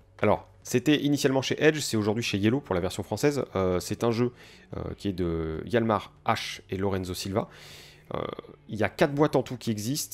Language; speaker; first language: French; native; French